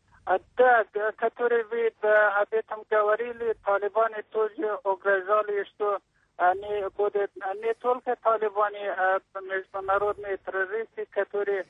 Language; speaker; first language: Russian; non-native, learner; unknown